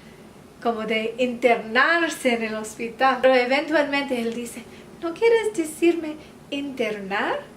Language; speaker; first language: Spanish; non-native, fluent; English